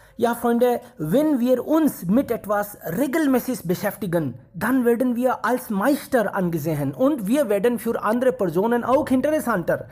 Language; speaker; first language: German; non-native, fluent; Hindi